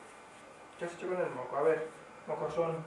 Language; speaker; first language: Spanish; native; Spanish